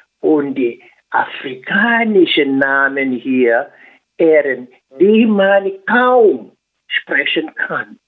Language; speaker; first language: German; non-native, learner; Swahili